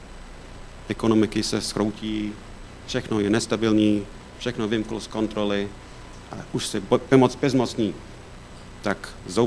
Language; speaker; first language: Czech; non-native, fluent; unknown